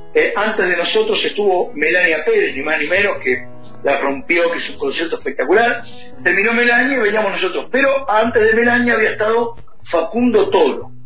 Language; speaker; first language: Spanish; native; Spanish